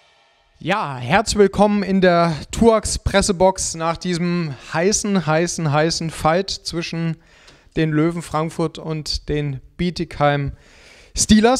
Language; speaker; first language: German; native; German